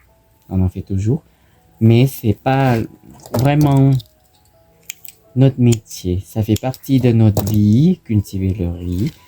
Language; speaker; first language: French; non-native, fluent; Thai